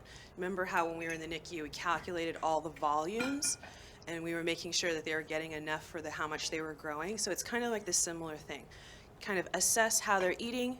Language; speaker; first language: English; native; English